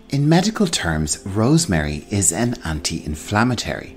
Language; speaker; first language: English; native; English